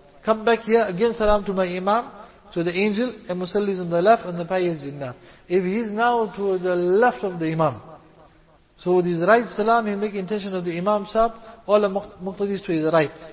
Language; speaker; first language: English; native; English